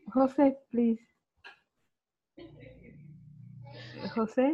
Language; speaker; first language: English; non-native, learner; Spanish